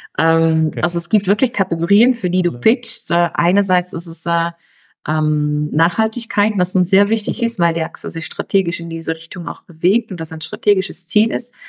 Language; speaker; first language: German; early bilingual, other home language; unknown